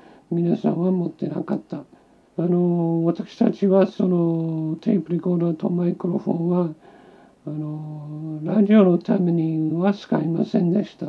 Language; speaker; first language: Japanese; non-native, local second language; English